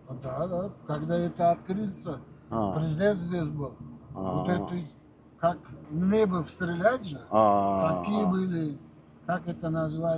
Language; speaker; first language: Russian; non-native, local second language; Uzbek